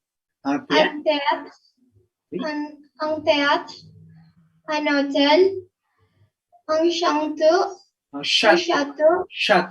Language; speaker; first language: French; non-native, learner; Indonesian